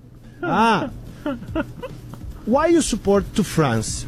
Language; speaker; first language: English; non-native, learner; Portuguese